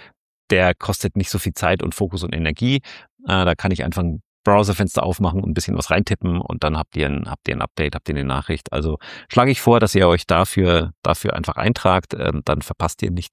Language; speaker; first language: German; native; German